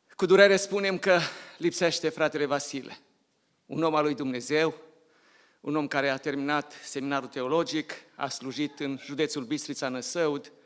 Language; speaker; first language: Romanian; native; Romanian